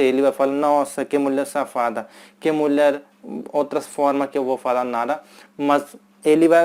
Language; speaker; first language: Portuguese; non-native, fluent; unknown